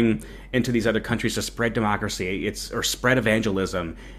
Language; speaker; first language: English; native; English